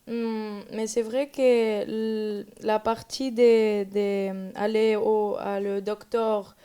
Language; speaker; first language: French; non-native, learner; Spanish